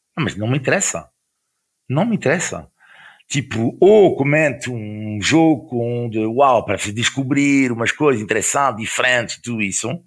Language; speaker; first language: Portuguese; non-native, fluent; French